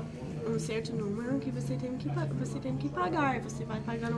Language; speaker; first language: Portuguese; non-native, fluent; English